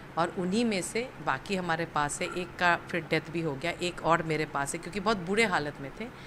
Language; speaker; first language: Hindi; native; Hindi